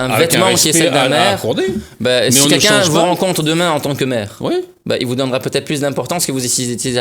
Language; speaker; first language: French; native; French